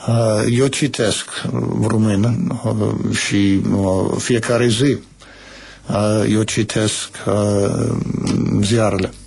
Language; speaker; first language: Romanian; non-native, learner; English